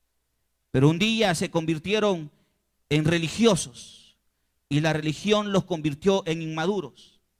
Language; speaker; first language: Spanish; native; Spanish